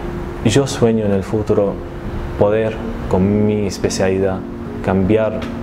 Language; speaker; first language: Spanish; non-native, fluent; Arabic